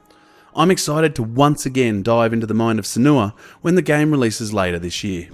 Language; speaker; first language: English; native; English